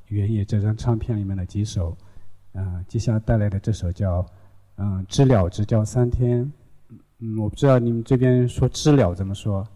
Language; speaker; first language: Chinese; non-native, local second language; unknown